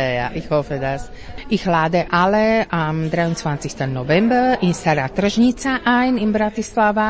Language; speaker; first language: German; non-native, fluent; Slovak